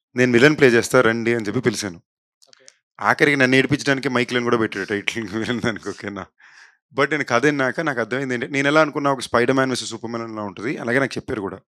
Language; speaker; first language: Telugu; native; Telugu